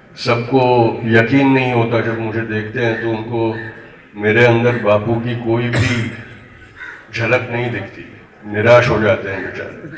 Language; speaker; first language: Hindi; non-native, local second language; Gujarati